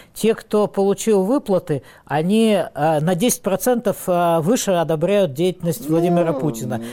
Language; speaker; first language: Russian; native; Russian